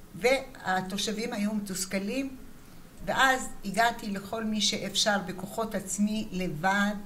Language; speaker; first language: Hebrew; early bilingual, other home language; Arabic